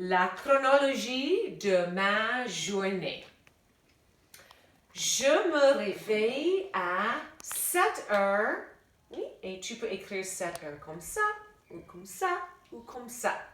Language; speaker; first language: French; non-native, fluent; English